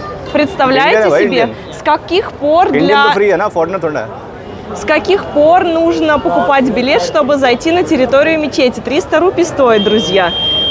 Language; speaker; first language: Russian; native; Russian